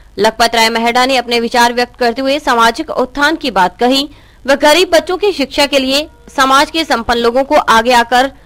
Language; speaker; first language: Hindi; native; Hindi